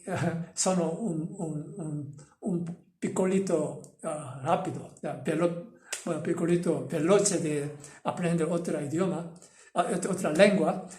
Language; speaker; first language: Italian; non-native, learner; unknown